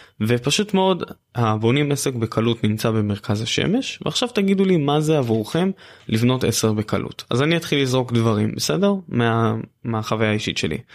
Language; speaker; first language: Hebrew; native; Hebrew